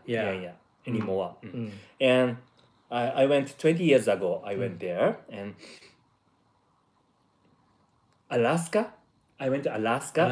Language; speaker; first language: English; non-native, fluent; Japanese